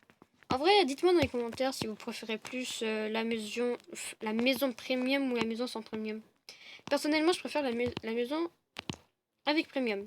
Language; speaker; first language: French; native; French